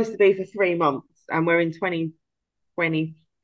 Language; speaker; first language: English; native; English